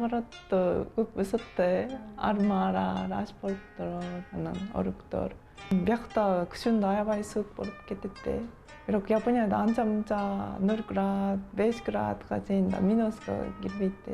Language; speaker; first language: Kyrgyz; non-native, learner; Japanese